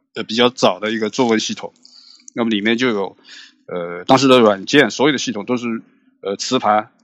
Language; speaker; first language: Chinese; native; Chinese